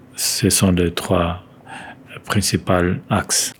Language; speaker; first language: French; non-native, fluent; Portuguese